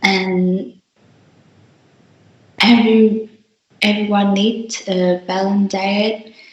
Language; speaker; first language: English; non-native, learner; Vietnamese